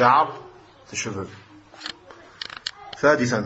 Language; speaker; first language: Arabic; non-native, fluent; French